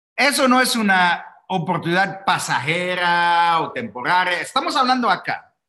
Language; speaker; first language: Spanish; non-native, fluent; English